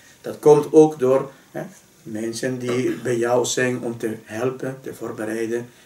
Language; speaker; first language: Dutch; non-native, fluent; Spanish